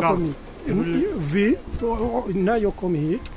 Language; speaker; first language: Swedish; non-native, learner; Ganda